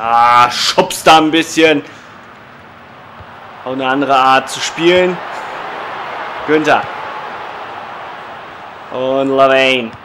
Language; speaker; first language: German; native; German